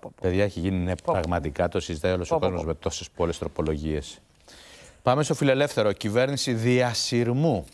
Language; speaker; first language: Greek; native; Greek